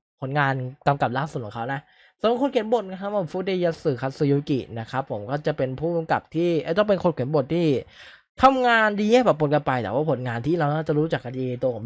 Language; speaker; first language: Thai; native; Thai